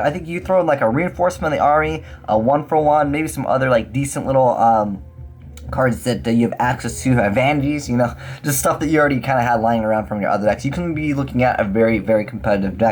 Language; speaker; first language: English; native; English